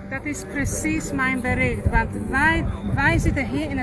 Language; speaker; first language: Dutch; non-native, fluent; Polish